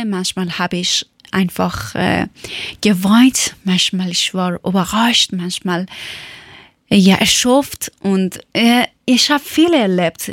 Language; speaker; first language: German; non-native, learner; Persian